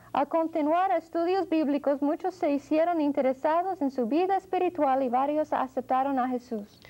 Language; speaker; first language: Spanish; non-native, fluent; English